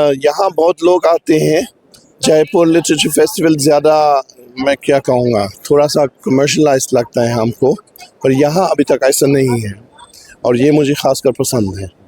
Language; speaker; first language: Hindi; non-native, fluent; Swedish